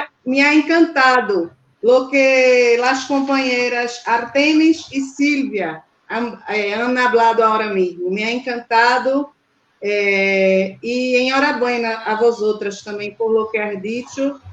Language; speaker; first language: Spanish; non-native, fluent; Portuguese